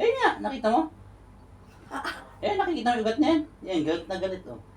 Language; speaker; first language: Filipino; native; Filipino